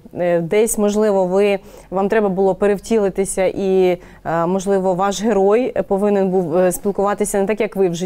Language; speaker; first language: Ukrainian; native; Ukrainian